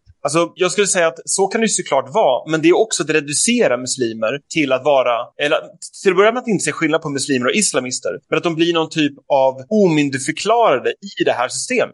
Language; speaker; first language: Swedish; native; Swedish